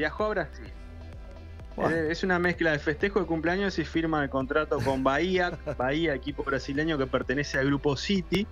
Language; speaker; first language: Spanish; native; Spanish